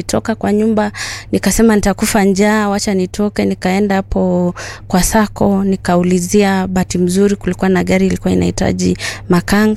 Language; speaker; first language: Swahili; non-native, local second language; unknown